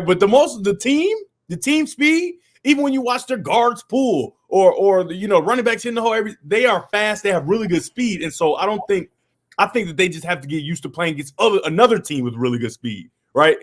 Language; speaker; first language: English; native; English